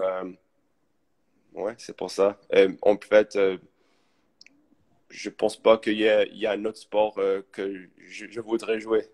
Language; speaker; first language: French; early bilingual, heritage; English